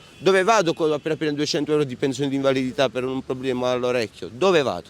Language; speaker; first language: Italian; native; Italian